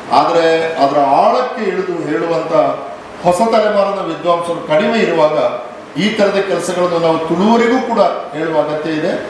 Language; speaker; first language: Kannada; non-native, local second language; Tulu